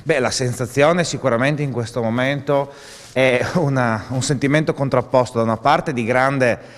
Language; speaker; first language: Italian; native; Italian